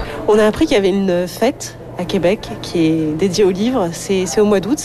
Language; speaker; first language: French; native; French